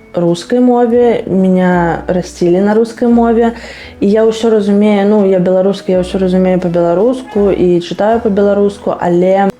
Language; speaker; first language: Belarusian; non-native, local second language; Russian